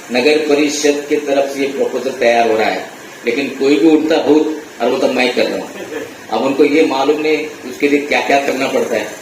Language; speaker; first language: Hindi; non-native, local second language; Marathi